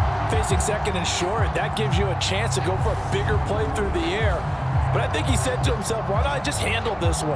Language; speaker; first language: English; native; English